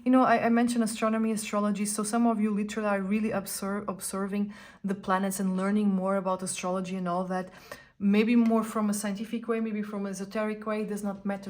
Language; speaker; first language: English; non-native, fluent; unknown